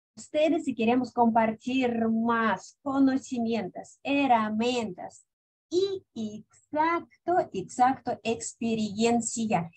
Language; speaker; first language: Spanish; non-native, fluent; Russian